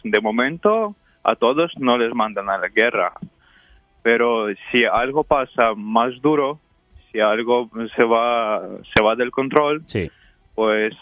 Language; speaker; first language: Spanish; non-native, fluent; Ukrainian